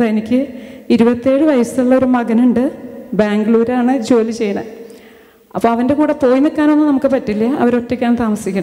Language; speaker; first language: Malayalam; native; Malayalam